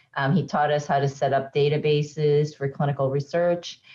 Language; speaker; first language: English; native; English